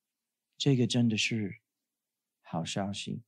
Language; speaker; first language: Chinese; non-native, fluent; English